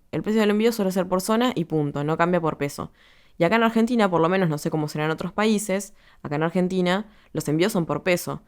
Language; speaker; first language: Spanish; native; Spanish